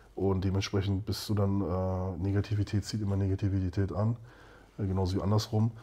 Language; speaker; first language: German; native; German